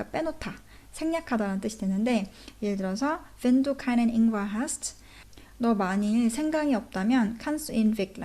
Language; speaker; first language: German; non-native, fluent; Korean